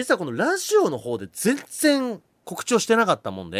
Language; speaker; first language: Japanese; native; Japanese